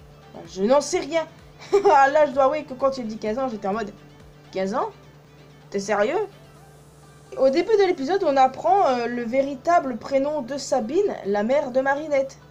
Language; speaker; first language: French; native; French